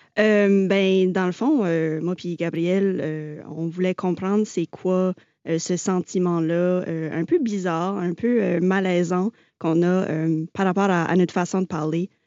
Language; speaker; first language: French; native; French